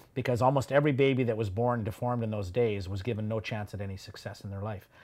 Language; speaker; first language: English; native; English